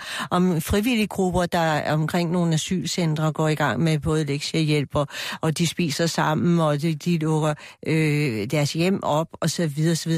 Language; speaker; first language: Danish; native; Danish